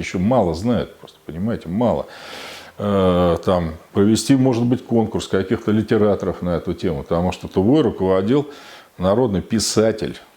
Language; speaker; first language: Russian; native; Russian